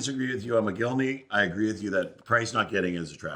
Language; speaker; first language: English; native; English